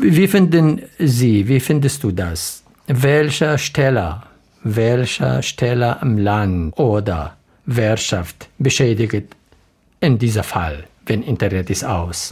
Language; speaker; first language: German; non-native, learner; Arabic